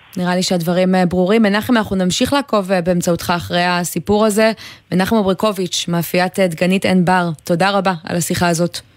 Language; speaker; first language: Hebrew; native; Hebrew